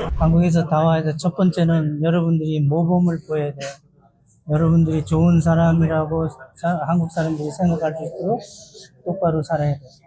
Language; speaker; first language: Korean; non-native, learner; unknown